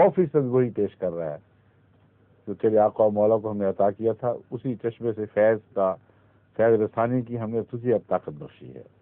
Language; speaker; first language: Urdu; native; Urdu